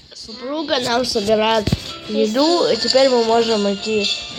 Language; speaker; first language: Russian; native; Russian